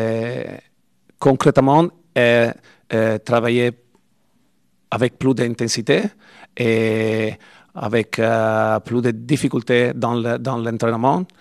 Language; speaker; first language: French; non-native, learner; Italian